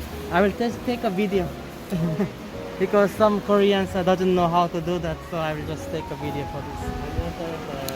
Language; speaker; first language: English; non-native, learner; Korean